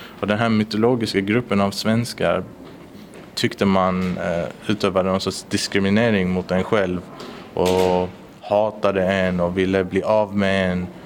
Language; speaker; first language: Swedish; early bilingual, other home language; Persian